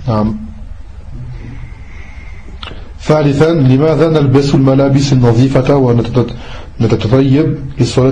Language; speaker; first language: Arabic; non-native, fluent; French